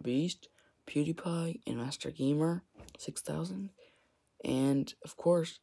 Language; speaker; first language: English; native; English